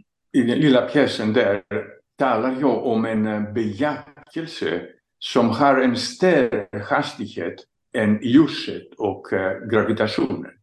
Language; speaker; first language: Swedish; non-native, fluent; Greek